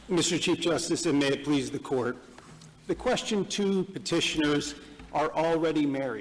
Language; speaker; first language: English; native; English